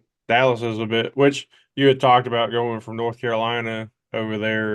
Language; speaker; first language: English; native; English